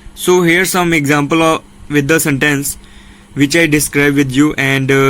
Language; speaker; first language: English; non-native, local second language; Punjabi